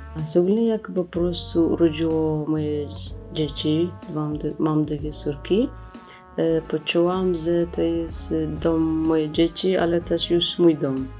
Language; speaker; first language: Polish; non-native, fluent; Tigrinya